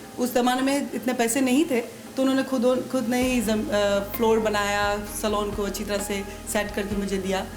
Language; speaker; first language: Urdu; native; Urdu